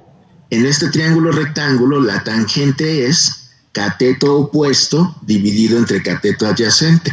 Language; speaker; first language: Spanish; native; Spanish